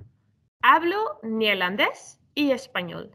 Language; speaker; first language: Spanish; non-native, fluent; Dutch